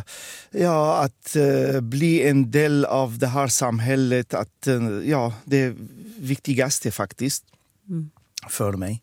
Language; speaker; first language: Swedish; non-native, fluent; Arabic